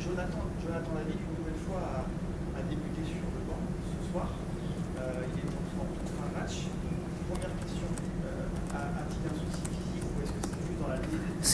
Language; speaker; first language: French; native; French